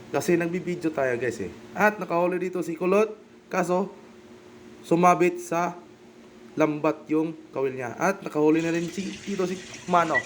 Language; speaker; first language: Filipino; non-native, local second language; Bikol